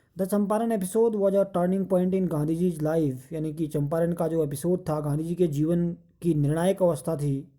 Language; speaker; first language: Hindi; native; Hindi